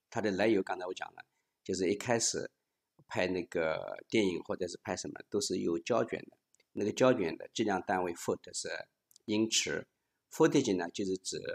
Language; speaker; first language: Chinese; native; Chinese